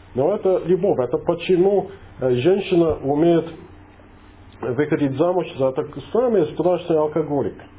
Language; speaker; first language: Russian; non-native, fluent; English